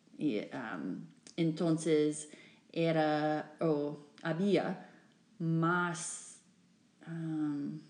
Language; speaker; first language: Spanish; non-native, fluent; English